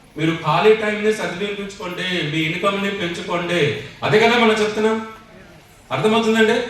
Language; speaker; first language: Telugu; non-native, fluent; Hindi